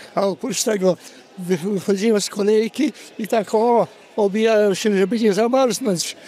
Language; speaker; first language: Polish; native; Polish